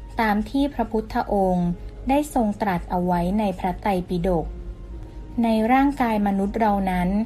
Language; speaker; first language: Thai; native; Thai